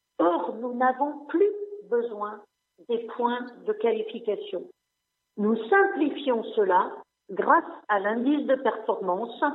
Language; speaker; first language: French; non-native, local second language; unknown